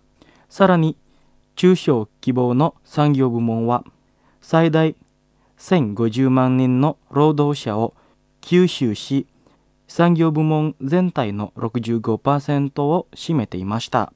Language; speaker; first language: Japanese; non-native, fluent; Indonesian